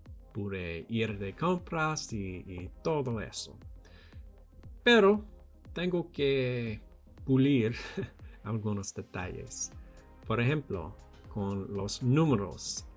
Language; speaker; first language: Spanish; non-native, learner; English